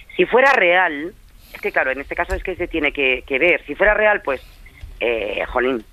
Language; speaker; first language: Spanish; native; Spanish